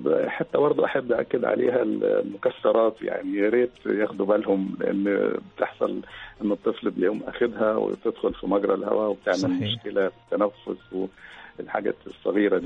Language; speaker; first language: Arabic; native; Arabic